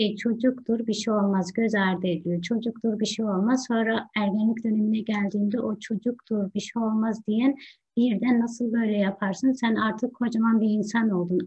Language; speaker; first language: Turkish; early bilingual, heritage; Turkish